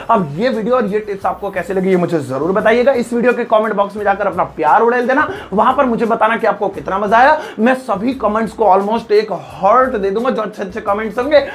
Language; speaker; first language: Hindi; native; Hindi